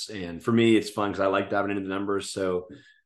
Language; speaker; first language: English; native; English